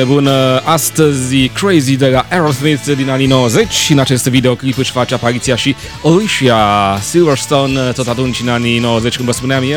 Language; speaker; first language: Romanian; native; Romanian